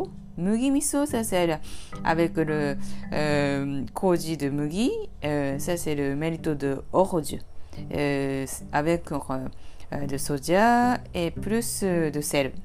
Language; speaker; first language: French; non-native, fluent; Japanese